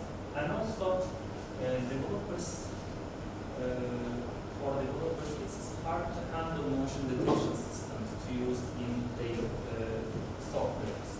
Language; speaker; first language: English; non-native, learner; Turkish